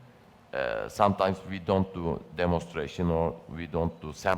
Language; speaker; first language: English; non-native, learner; Turkish